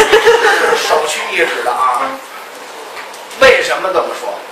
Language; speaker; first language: Chinese; native; Chinese